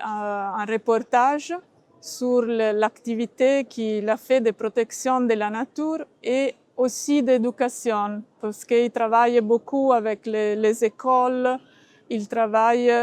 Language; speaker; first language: French; non-native, learner; Italian